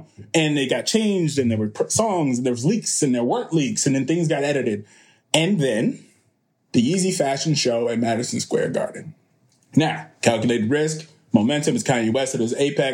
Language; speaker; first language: English; native; English